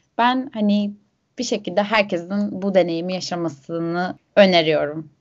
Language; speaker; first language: Turkish; native; Turkish